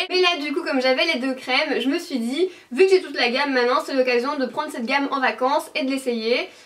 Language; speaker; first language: French; native; French